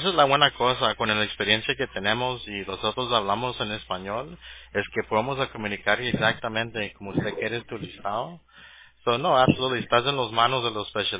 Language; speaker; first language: Spanish; early bilingual, heritage; Spanish